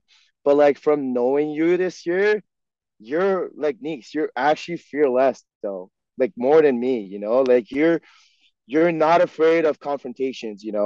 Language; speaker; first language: English; non-native, fluent; French